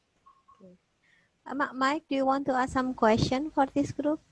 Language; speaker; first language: English; non-native, fluent; Indonesian